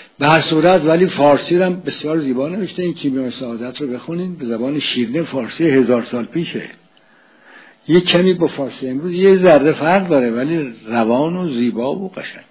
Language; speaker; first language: Persian; native; Persian